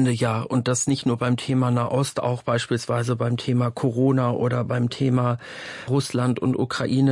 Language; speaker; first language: German; native; German